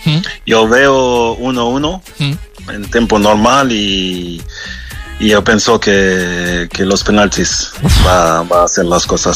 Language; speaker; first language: Spanish; non-native, fluent; French